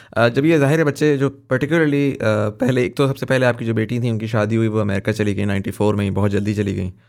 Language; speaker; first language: Urdu; native; Urdu